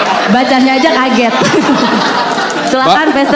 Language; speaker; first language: Indonesian; native; Indonesian